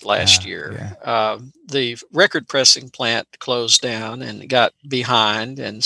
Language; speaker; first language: English; native; English